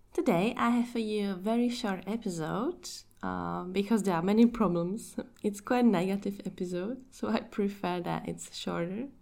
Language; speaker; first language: English; non-native, fluent; Czech